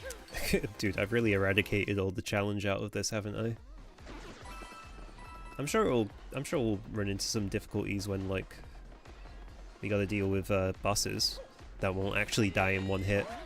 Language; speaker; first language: English; native; English